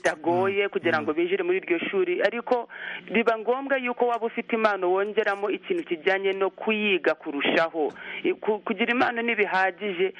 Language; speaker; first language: Kinyarwanda; early bilingual, heritage; Kinyarwanda